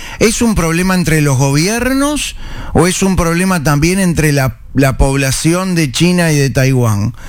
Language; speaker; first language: Spanish; native; Spanish